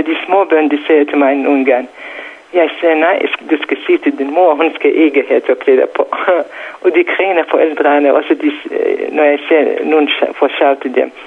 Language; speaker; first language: Danish; non-native, learner; Central Kurdish